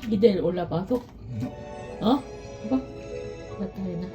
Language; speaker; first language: Filipino; non-native, learner; Korean